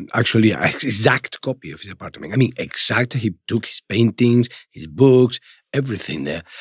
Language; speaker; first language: English; non-native, fluent; Spanish